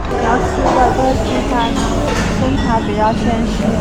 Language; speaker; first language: Chinese; native; Chinese